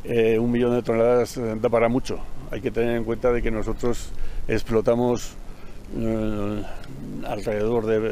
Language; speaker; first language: Spanish; native; Spanish